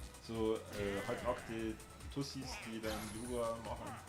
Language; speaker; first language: German; native; German